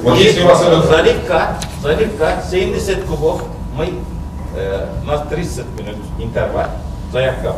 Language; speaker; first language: Russian; non-native, learner; Turkish